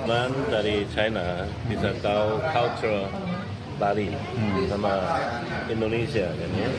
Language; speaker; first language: Indonesian; non-native, learner; Chinese